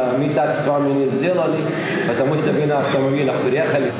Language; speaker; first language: Russian; non-native, learner; Arabic